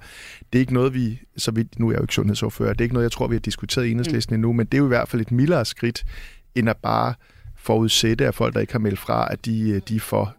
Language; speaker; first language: Danish; native; Danish